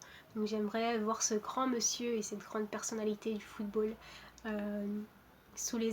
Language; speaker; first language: French; early bilingual, other home language; Portuguese